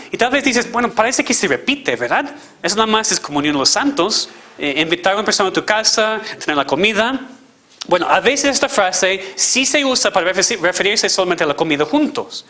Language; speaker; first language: Spanish; non-native, fluent; English